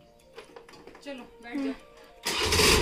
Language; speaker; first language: Hindi; native; Hindi